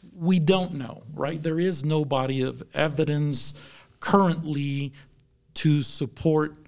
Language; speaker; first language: English; native; English